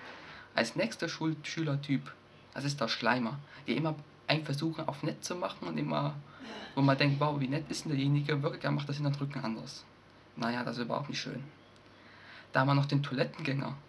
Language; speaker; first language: German; native; German